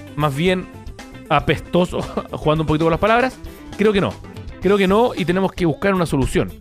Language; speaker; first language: Spanish; native; Spanish